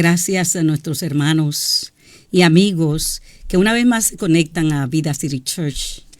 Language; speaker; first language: Spanish; native; Spanish